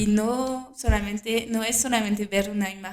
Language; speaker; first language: Spanish; non-native, fluent; French